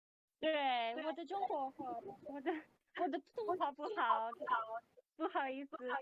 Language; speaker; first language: Chinese; non-native, learner; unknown